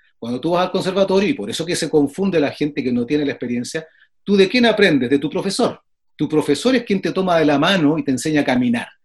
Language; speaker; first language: Spanish; native; Spanish